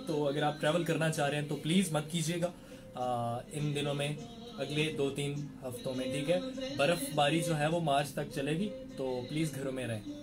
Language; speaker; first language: Urdu; non-native, local second language; Punjabi